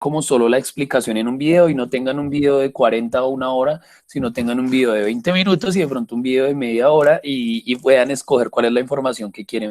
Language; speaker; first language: Spanish; native; Spanish